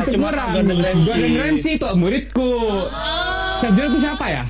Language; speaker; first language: Indonesian; non-native, fluent; German